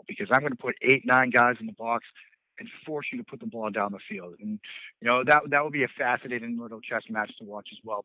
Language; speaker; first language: English; native; English